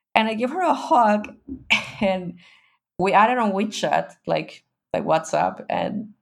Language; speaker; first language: English; non-native, fluent; Spanish